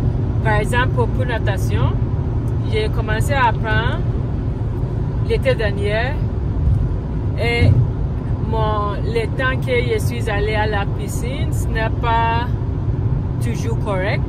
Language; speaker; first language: French; non-native, learner; English